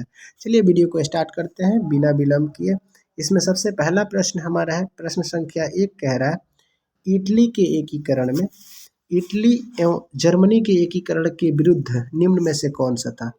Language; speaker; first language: Hindi; non-native, local second language; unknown